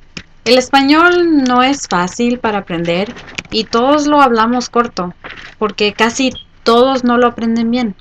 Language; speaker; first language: Spanish; early bilingual, heritage; Spanish